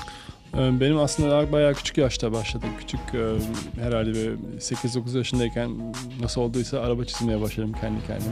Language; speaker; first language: Turkish; native; Turkish